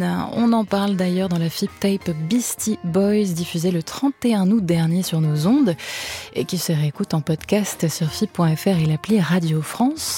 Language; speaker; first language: French; native; French